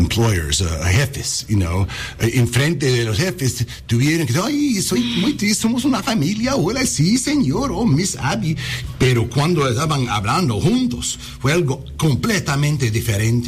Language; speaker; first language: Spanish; early bilingual, heritage; English